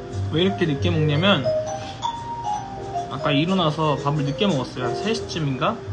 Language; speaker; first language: Korean; native; Korean